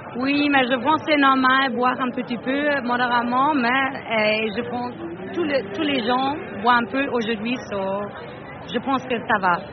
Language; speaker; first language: French; non-native, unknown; German